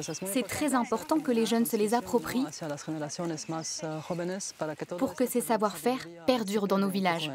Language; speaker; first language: French; native; French